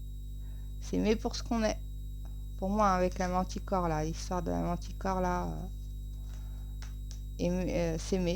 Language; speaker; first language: French; native; French